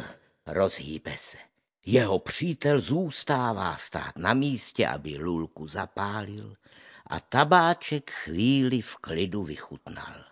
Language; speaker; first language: Czech; native; Czech